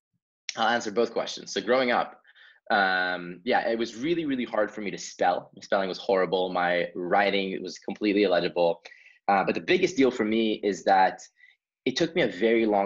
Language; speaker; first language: English; early bilingual, other home language; Hebrew